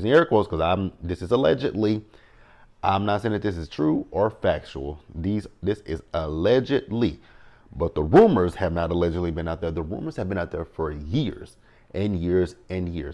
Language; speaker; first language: English; native; English